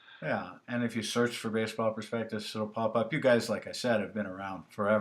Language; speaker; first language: English; native; English